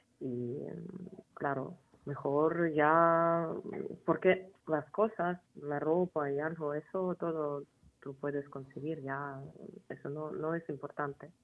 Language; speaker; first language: Spanish; non-native, fluent; Ukrainian